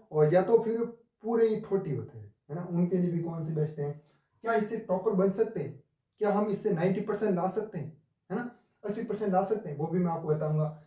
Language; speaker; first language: Hindi; native; Hindi